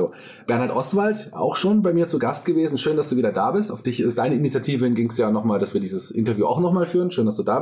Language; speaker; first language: German; native; German